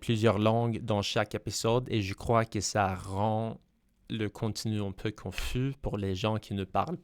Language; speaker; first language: French; non-native, fluent; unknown